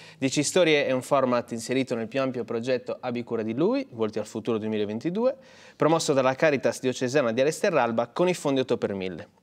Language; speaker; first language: Italian; native; Italian